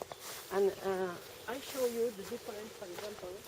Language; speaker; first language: English; non-native, learner; Catalan